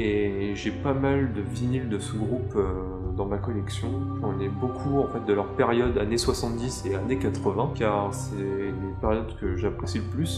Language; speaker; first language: French; native; French